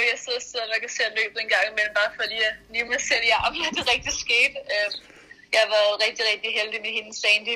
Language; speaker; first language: Danish; native; Danish